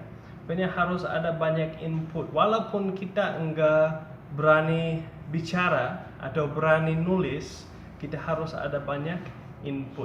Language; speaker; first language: Indonesian; non-native, fluent; English